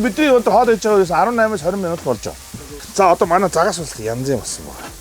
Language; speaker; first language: Mongolian; native; Mongolian